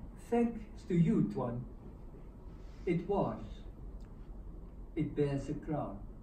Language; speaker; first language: English; non-native, local second language; Afrikaans